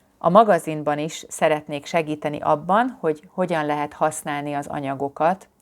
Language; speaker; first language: Hungarian; native; Hungarian